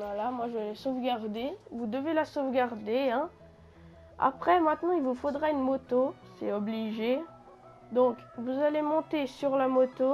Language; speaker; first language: French; native; French